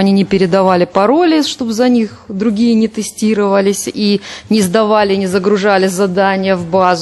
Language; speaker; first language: Russian; native; Russian